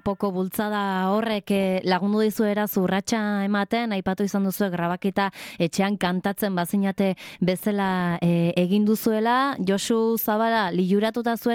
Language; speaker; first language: Basque; native; Basque